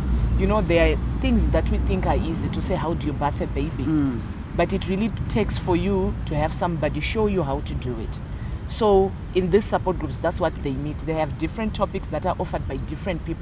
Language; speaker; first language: English; non-native, local second language; Shona